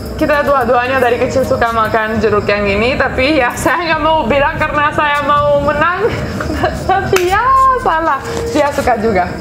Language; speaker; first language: Indonesian; non-native, fluent; Russian